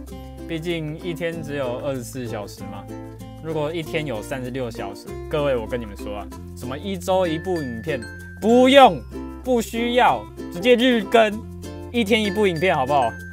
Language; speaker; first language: Chinese; native; Chinese